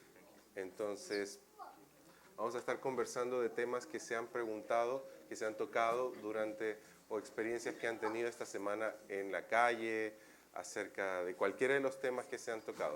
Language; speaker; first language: Spanish; native; Spanish